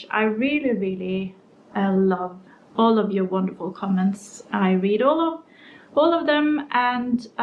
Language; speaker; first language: English; non-native, fluent; Norwegian